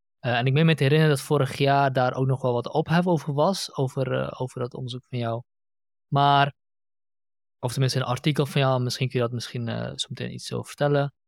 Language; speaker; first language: Dutch; native; Dutch